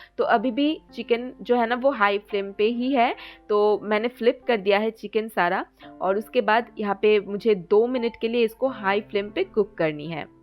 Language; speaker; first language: Hindi; non-native, local second language; Bangla